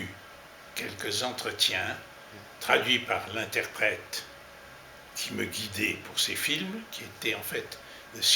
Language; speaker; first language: French; native; French